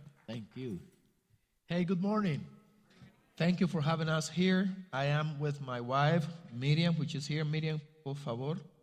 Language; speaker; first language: English; non-native, fluent; Spanish